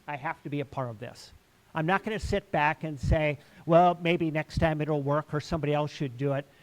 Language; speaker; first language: English; native; English